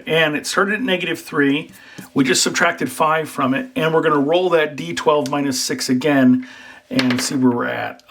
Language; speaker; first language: English; native; English